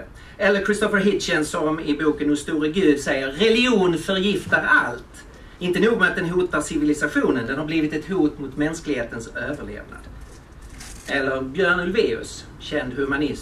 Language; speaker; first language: Swedish; native; Swedish